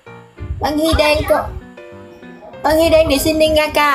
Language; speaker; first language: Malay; non-native, learner; Vietnamese